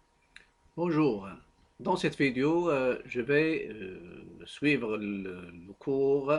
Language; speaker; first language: French; non-native, local second language; Arabic